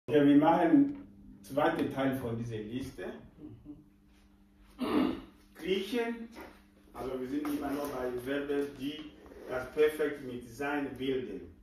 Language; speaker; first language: German; non-native, fluent; French